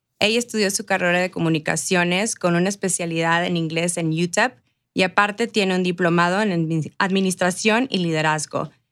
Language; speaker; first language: Spanish; native; Spanish